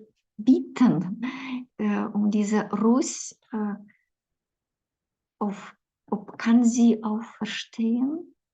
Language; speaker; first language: German; non-native, fluent; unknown